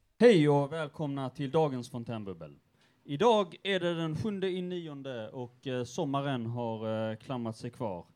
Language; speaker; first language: Swedish; native; Swedish